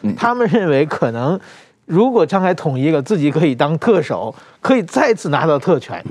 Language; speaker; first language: Chinese; native; Chinese